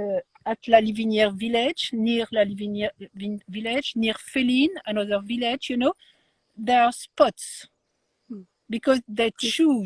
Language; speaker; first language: English; non-native, learner; French